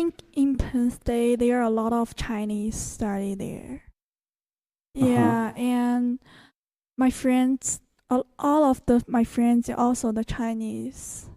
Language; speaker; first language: English; non-native, learner; Chinese